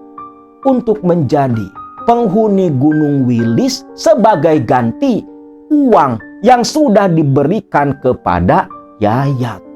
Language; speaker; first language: Indonesian; non-native, local second language; Sundanese